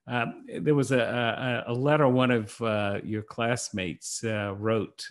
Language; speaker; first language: English; native; English